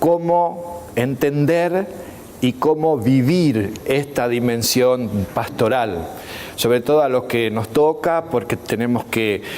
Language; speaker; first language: Spanish; native; Spanish